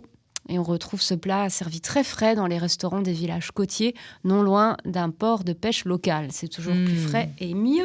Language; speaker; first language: French; native; French